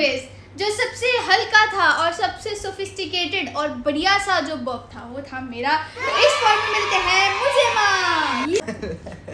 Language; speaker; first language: Hindi; native; Hindi